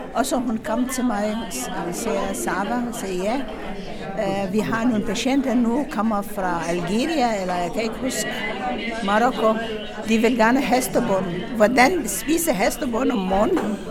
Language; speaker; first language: Danish; non-native, fluent; Arabic